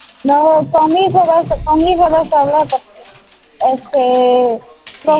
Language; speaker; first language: Spanish; non-native, local second language; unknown